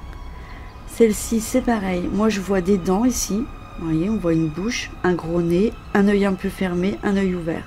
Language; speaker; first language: French; native; French